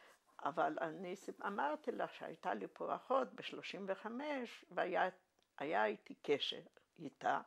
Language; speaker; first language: Hebrew; non-native, fluent; Yiddish